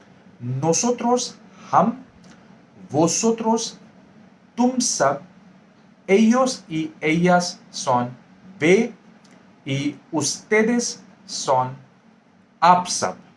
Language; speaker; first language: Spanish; non-native, fluent; Hindi